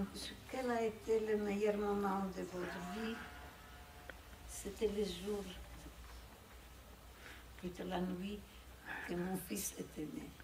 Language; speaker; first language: French; non-native, fluent; Polish